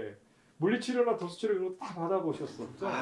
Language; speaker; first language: Korean; native; Korean